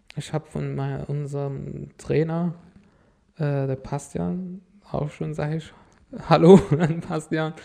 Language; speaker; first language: German; non-native, fluent; Arabic